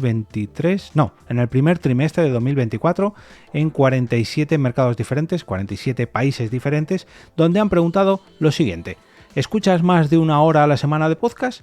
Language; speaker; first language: Spanish; native; Spanish